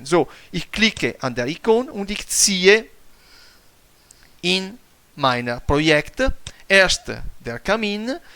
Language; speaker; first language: German; non-native, fluent; Italian